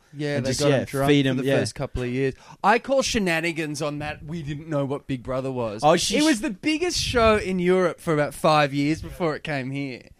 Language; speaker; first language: English; native; English